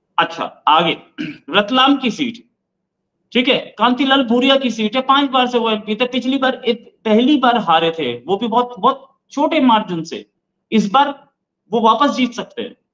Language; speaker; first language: Hindi; native; Hindi